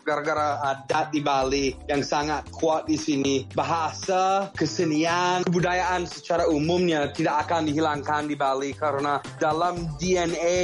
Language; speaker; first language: Indonesian; non-native, fluent; English